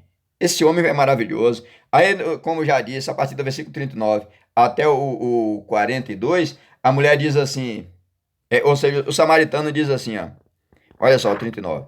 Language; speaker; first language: Portuguese; native; Portuguese